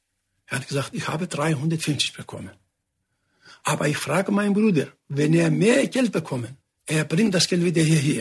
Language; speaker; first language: German; non-native, fluent; Greek